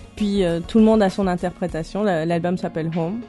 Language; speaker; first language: French; non-native, local second language; Armenian